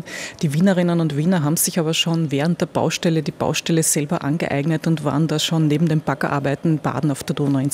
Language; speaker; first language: German; native; German